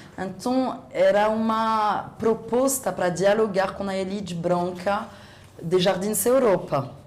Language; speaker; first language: Portuguese; non-native, fluent; French